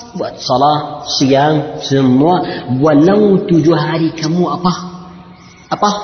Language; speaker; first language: Indonesian; non-native, learner; Arabic